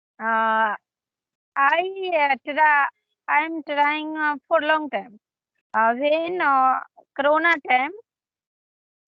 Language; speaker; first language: English; non-native, learner; Hindi